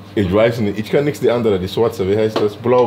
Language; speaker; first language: German; non-native, learner; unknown